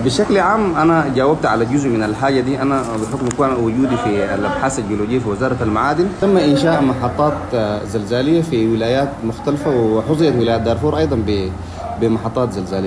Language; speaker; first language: Arabic; native; Arabic